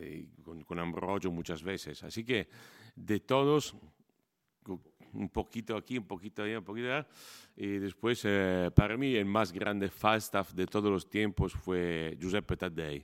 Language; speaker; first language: Spanish; non-native, fluent; Italian